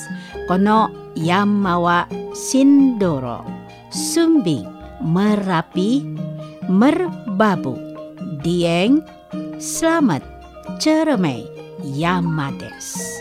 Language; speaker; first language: Japanese; non-native, fluent; Indonesian